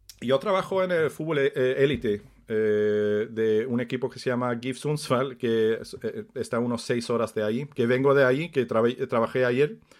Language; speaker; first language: Spanish; early bilingual, other home language; Swedish